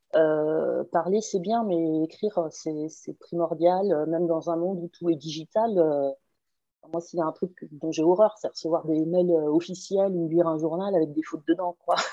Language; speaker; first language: French; native; French